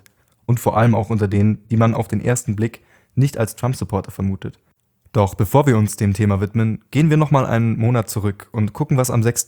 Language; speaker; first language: German; native; German